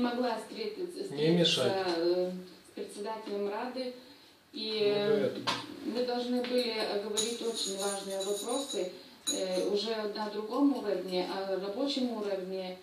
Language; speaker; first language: Russian; non-native, fluent; Lithuanian